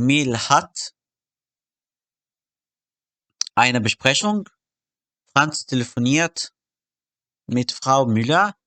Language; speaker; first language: German; non-native, fluent; Arabic